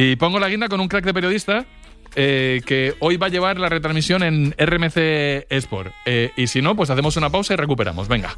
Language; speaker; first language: Spanish; native; Spanish